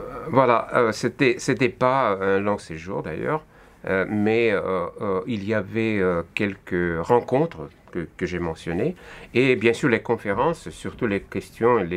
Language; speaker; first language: French; non-native, fluent; Russian